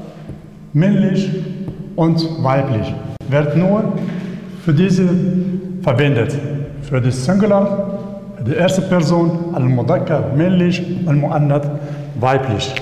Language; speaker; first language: German; non-native, fluent; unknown